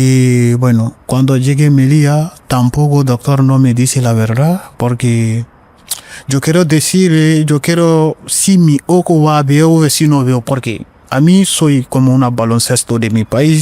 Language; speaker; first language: Spanish; non-native, learner; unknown